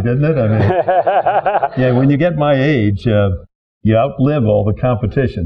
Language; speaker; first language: English; native; English